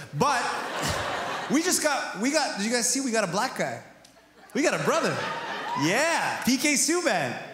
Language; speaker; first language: English; native; English